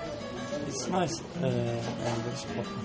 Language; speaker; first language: English; non-native, learner; Turkish